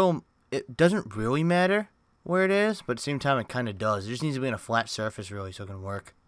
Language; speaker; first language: English; native; English